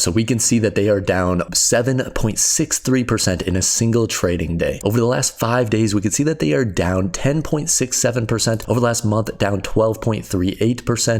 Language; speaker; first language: English; native; English